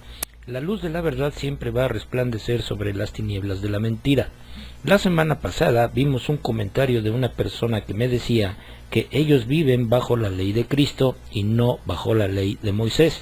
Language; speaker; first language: Spanish; native; Spanish